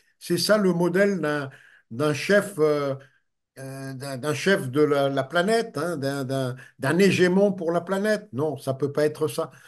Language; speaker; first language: French; native; French